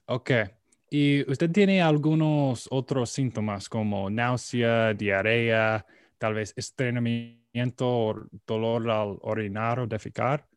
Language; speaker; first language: Spanish; non-native, learner; English